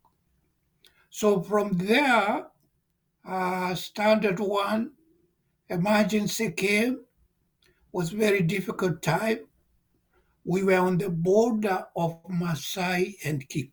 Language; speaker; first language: English; non-native, local second language; Kikuyu